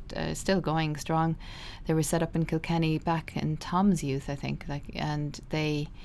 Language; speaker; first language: English; native; English